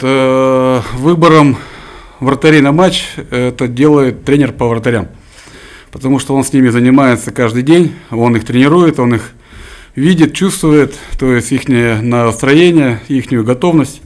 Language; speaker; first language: Russian; native; Russian